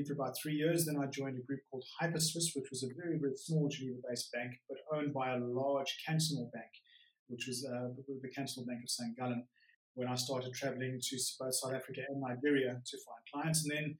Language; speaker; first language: English; native; English